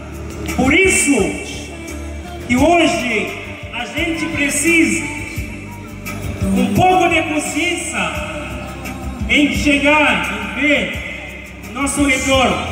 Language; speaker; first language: Portuguese; non-native, fluent; Haitian Creole